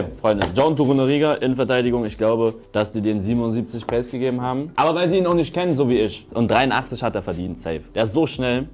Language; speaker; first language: German; native; German